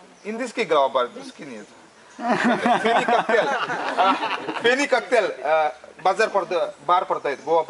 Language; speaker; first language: Russian; non-native, learner; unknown